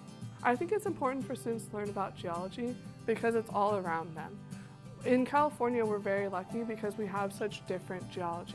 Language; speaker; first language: English; native; English